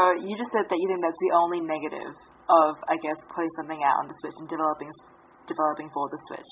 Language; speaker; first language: English; native; English